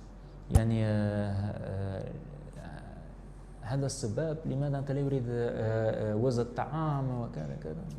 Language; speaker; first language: Arabic; non-native, learner; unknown